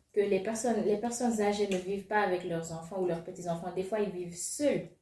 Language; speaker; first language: French; non-native, local second language; Wolof